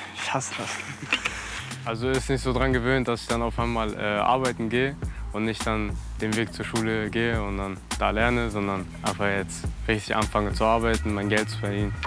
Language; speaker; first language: German; early bilingual, other home language; Russian